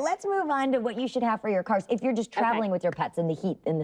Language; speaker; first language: English; native; English